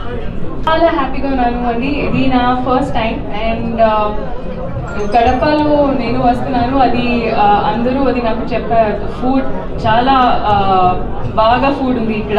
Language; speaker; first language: Telugu; non-native, learner; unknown